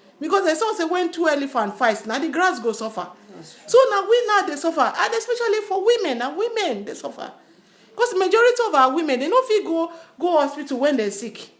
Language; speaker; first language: Nigerian Pidgin; non-native, local second language; Yoruba